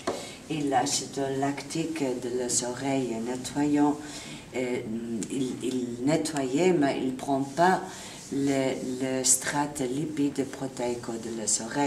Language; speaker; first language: French; non-native, learner; Italian